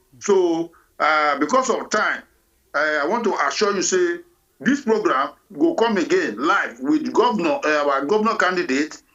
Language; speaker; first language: Nigerian Pidgin; non-native, local second language; Bini